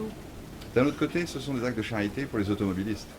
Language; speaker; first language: French; native; French